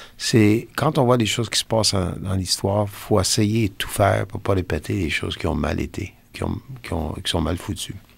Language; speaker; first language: French; non-native, local second language; English